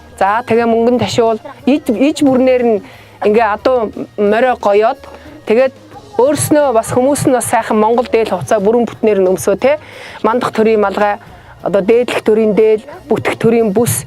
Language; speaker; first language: Mongolian; native; Mongolian